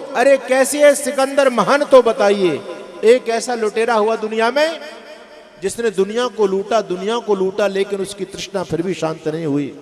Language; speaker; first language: Hindi; native; Hindi